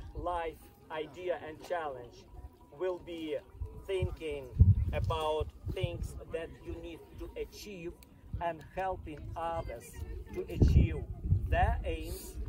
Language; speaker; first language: English; non-native, fluent; Ukrainian